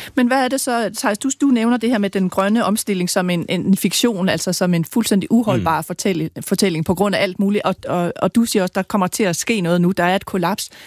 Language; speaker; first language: Danish; native; Danish